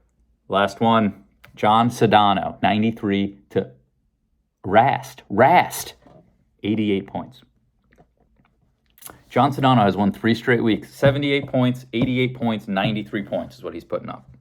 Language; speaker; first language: English; native; English